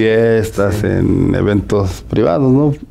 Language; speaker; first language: Spanish; native; Spanish